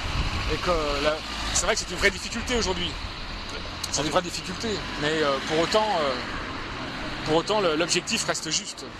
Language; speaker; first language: French; native; French